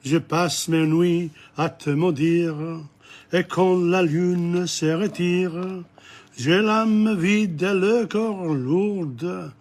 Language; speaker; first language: French; non-native, learner; English